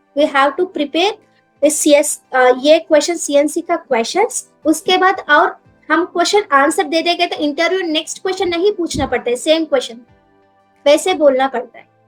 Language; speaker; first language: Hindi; non-native, local second language; Telugu